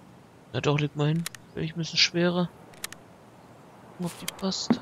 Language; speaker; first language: German; native; German